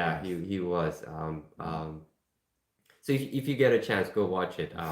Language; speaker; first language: English; non-native, fluent; Korean